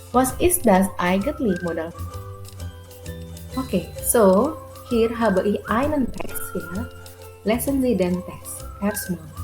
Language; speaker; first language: German; non-native, fluent; Indonesian